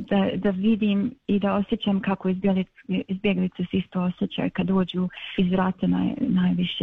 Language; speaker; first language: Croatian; early bilingual, other home language; Bosnian